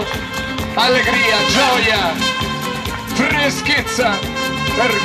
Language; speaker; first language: Italian; native; Italian